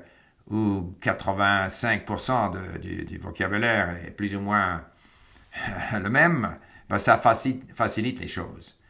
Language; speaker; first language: French; non-native, fluent; English